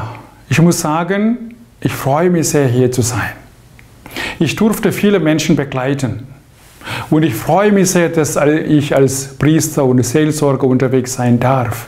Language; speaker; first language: German; non-native, fluent; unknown